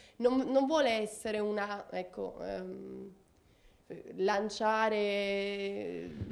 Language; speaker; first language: Italian; native; Italian